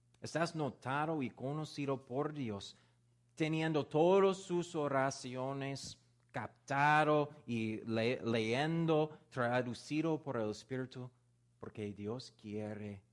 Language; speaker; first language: Spanish; non-native, learner; English